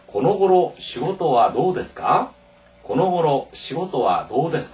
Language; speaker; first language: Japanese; non-native, fluent; Korean